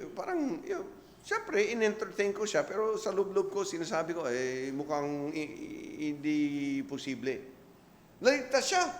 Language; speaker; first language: Filipino; non-native, fluent; English